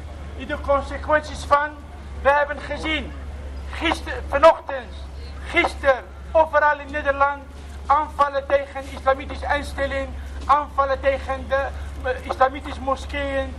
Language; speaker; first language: Dutch; non-native, learner; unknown